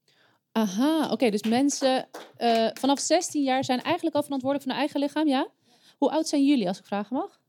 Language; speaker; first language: Dutch; native; Dutch